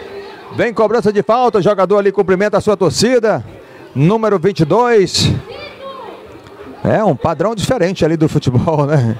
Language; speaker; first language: Portuguese; native; Portuguese